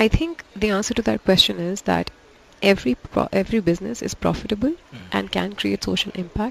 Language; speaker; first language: English; non-native, local second language; Urdu